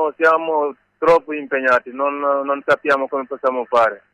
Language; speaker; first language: Italian; non-native, learner; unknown